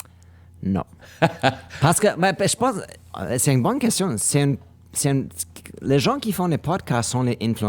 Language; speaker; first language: French; non-native, learner; German